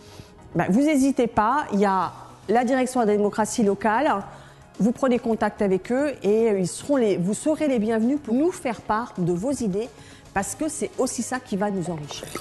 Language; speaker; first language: French; native; French